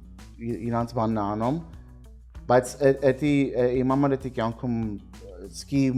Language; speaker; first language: Armenian; early bilingual, heritage; Armenian